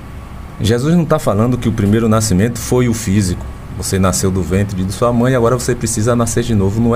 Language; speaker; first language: Portuguese; native; Portuguese